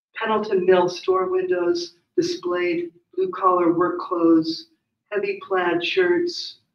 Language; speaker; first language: English; native; English